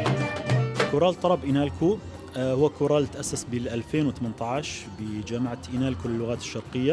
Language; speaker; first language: Arabic; native; Arabic